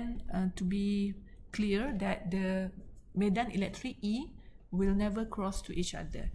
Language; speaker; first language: English; non-native, local second language; Malay